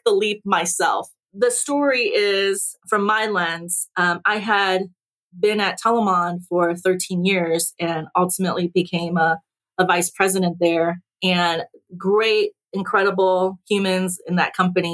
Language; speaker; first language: English; early bilingual, other home language; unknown